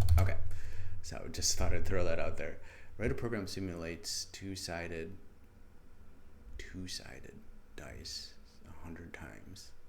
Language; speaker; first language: English; native; English